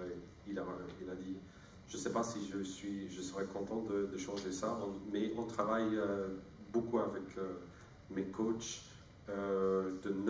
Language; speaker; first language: French; non-native, fluent; English